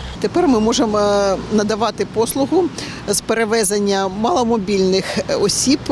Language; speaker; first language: Ukrainian; native; Ukrainian